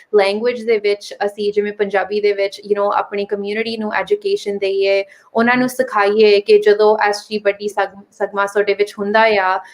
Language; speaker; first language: Punjabi; early bilingual, heritage; Punjabi